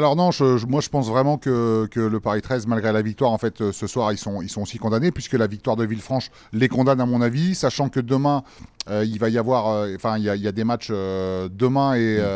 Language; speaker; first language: French; native; French